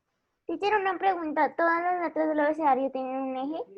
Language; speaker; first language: Spanish; native; Spanish